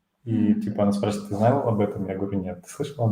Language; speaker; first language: Russian; native; Russian